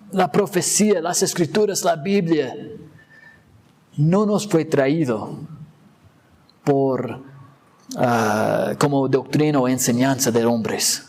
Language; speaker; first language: Spanish; non-native, fluent; English